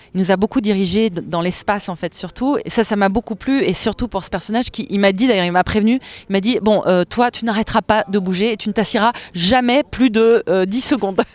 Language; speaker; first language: French; native; French